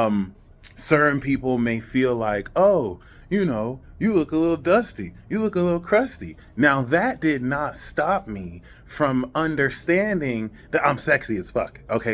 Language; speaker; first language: English; native; English